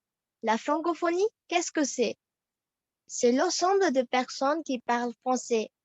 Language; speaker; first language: French; non-native, fluent; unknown